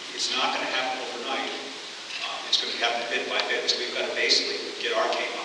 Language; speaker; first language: English; native; English